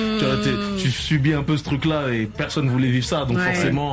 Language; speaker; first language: French; early bilingual, other home language; Ngazidja Comorian